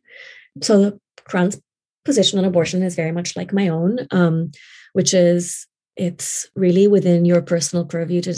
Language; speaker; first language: English; non-native, local second language; Urdu